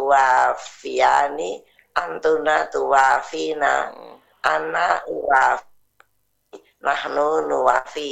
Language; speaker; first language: Arabic; non-native, learner; Indonesian